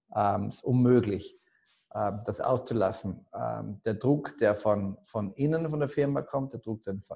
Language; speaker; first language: German; native; German